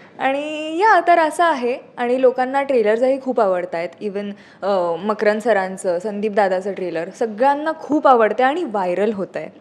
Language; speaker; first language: Marathi; native; Marathi